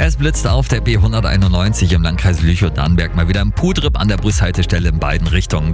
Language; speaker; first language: German; native; German